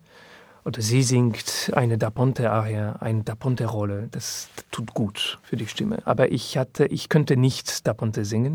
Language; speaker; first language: German; non-native, learner; French